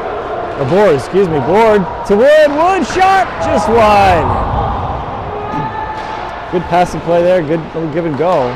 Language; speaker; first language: English; native; English